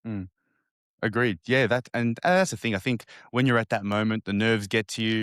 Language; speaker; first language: English; native; English